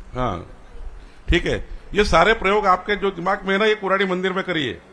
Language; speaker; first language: Hindi; non-native, local second language; Marathi